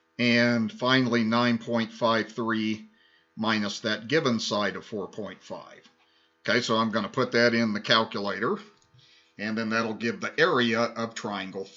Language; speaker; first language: English; native; English